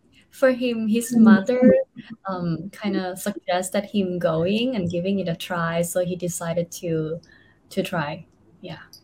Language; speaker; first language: English; non-native, fluent; Thai